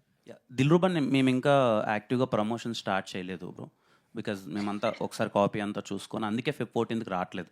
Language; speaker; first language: Telugu; native; Telugu